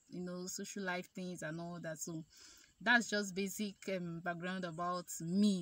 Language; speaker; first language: English; non-native, local second language; Igbo